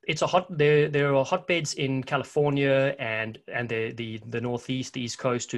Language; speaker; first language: English; native; English